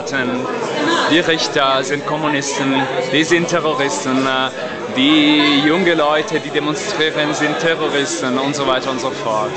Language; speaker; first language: German; non-native, fluent; Italian